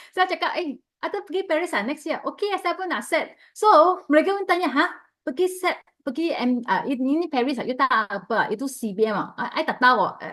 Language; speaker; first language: Malay; non-native, local second language; Chinese